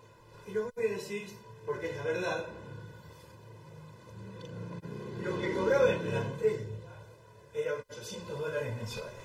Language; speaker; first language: Spanish; native; Spanish